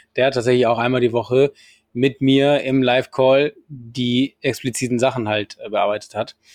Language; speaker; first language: German; non-native, fluent; Spanish